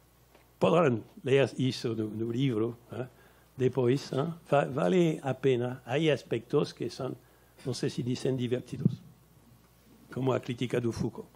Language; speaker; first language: Portuguese; non-native, learner; French